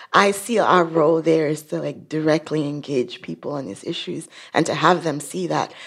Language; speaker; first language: English; non-native, local second language; Yoruba